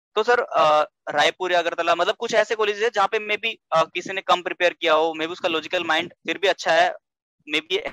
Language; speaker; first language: Hindi; native; Hindi